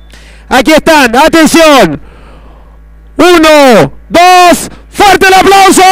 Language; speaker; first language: Spanish; native; Spanish